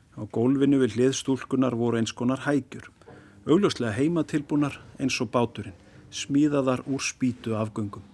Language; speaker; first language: Icelandic; native; Icelandic